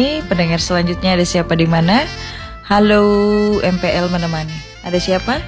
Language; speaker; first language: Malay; non-native, local second language; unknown